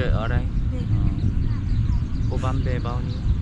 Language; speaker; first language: Vietnamese; non-native, learner; Korean